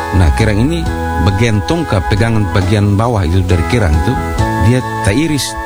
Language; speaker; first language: Indonesian; native; Indonesian